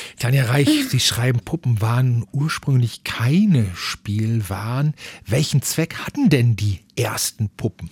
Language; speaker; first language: German; native; German